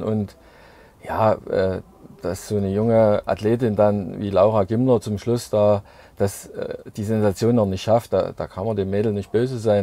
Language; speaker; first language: German; native; German